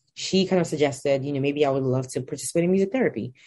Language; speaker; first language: English; non-native, local second language; Igbo